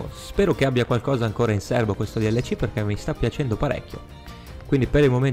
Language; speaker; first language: Italian; native; Italian